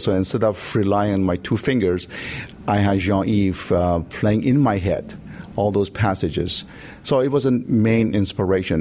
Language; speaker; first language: English; non-native, fluent; Persian